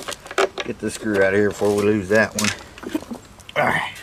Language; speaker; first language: English; native; English